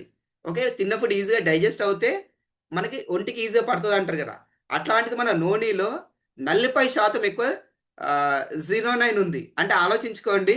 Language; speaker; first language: Telugu; native; Telugu